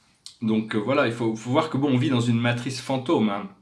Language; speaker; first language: French; native; French